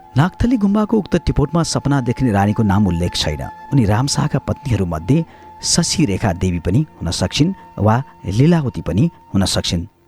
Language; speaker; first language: Nepali; native; Nepali